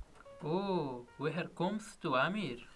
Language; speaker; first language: German; non-native, learner; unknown